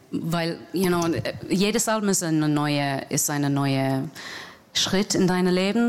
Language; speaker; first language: German; non-native, fluent; English